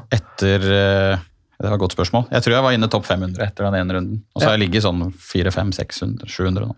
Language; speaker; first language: Norwegian; native; Norwegian